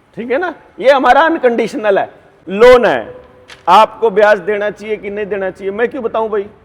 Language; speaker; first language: Hindi; non-native, local second language; Punjabi